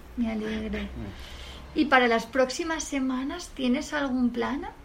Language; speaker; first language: Spanish; native; Spanish